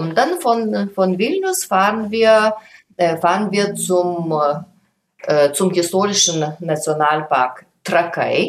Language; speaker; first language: German; non-native, fluent; Lithuanian